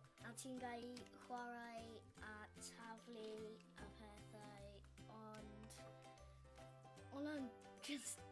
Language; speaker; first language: Welsh; non-native, local second language; English